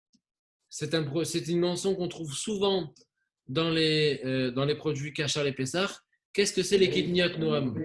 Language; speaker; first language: French; native; French